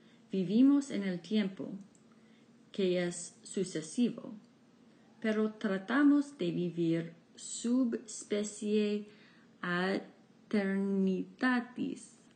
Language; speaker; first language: Spanish; non-native, fluent; English